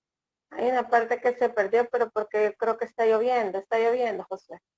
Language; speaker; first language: Spanish; native; Spanish